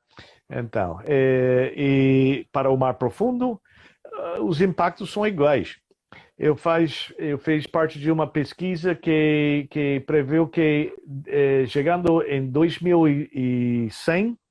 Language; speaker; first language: Portuguese; non-native, fluent; English